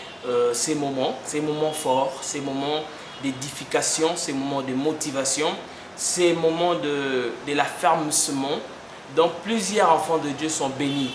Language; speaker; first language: French; non-native, local second language; Lingala